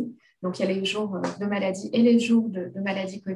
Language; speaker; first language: French; native; French